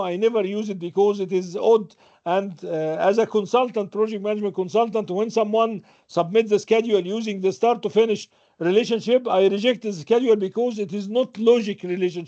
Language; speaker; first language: English; non-native, fluent; Arabic